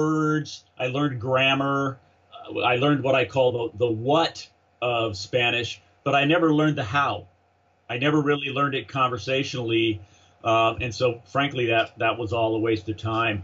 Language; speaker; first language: English; native; English